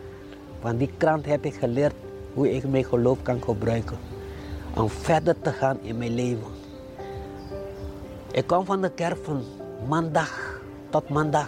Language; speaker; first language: Dutch; non-native, local second language; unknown